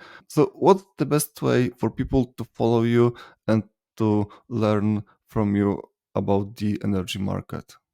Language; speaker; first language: English; non-native, fluent; Polish